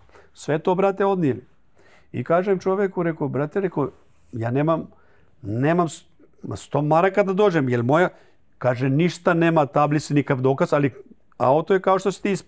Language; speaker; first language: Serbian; early bilingual, heritage; Croatian